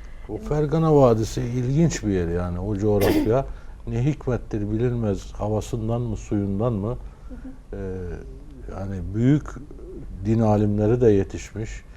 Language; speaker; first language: Turkish; native; Turkish